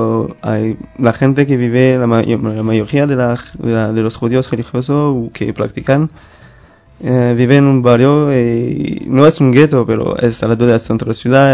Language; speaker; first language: Spanish; non-native, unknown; French